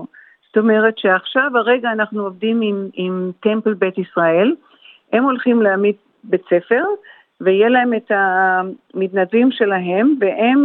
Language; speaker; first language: Hebrew; early bilingual, heritage; Hebrew